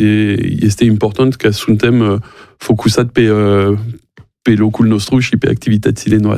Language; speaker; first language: Romanian; non-native, fluent; French